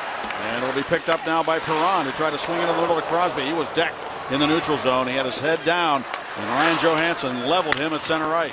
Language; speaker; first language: English; native; English